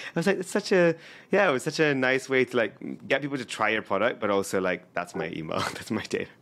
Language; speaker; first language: English; native; English